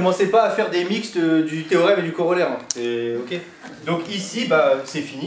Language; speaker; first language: French; native; French